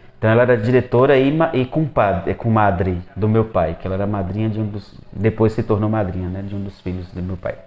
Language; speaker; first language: Portuguese; early bilingual, other home language; Spanish